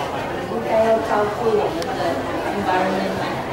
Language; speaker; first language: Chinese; non-native, local second language; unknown